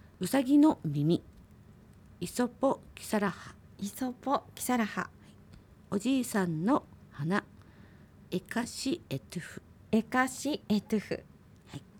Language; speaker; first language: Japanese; native; Japanese